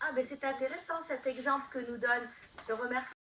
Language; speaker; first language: French; native; French